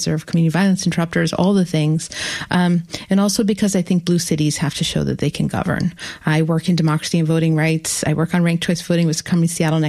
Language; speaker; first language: English; native; English